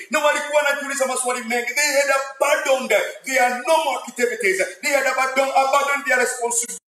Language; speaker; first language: English; non-native, local second language; Swahili